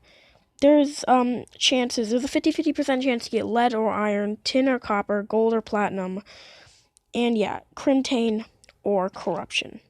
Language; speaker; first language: English; native; English